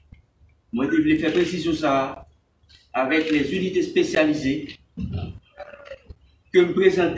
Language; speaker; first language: French; non-native, local second language; Haitian Creole